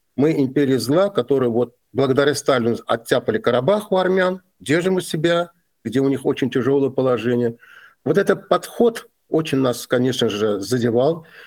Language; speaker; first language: Russian; non-native, local second language; Azerbaijani